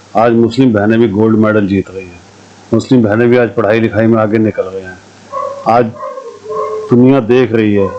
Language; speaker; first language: Hindi; native; Hindi